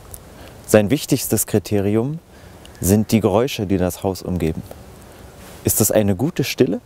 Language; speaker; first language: German; native; German